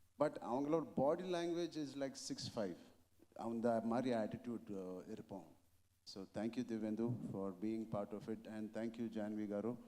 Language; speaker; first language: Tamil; non-native, local second language; Telugu